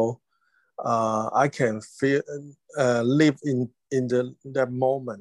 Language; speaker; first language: English; non-native, learner; Chinese